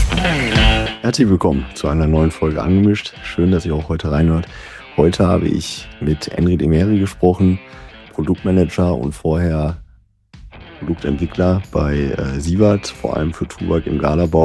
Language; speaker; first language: German; native; German